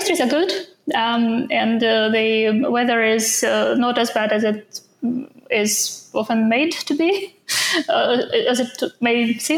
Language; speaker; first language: English; non-native, fluent; Ukrainian